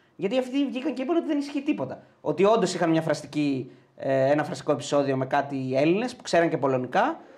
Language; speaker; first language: Greek; native; Greek